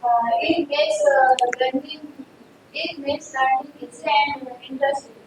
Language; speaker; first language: English; non-native, learner; Gujarati